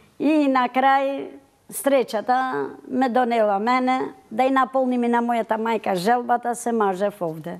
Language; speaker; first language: Macedonian; early bilingual, heritage; Macedonian